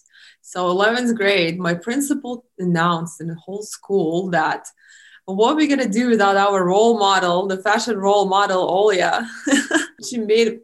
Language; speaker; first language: English; non-native, fluent; Russian